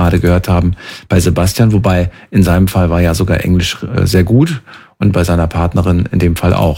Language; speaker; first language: German; native; German